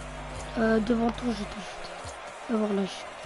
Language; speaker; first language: French; native; French